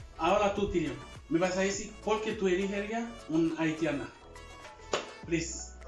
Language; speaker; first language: Spanish; non-native, learner; Haitian Creole